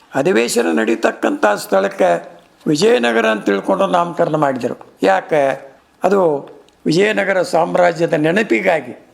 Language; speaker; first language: Kannada; native; Kannada